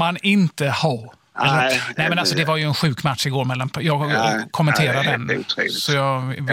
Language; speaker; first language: Swedish; native; Swedish